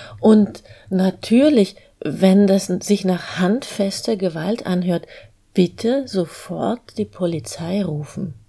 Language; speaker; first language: German; native; German